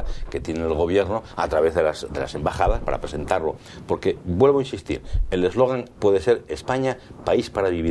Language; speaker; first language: Spanish; native; Spanish